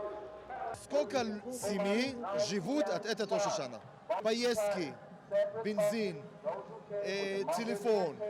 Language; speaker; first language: Russian; non-native, learner; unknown